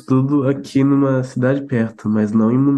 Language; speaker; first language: Portuguese; early bilingual, heritage; Portuguese